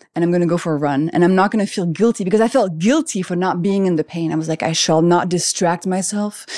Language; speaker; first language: English; non-native, fluent; French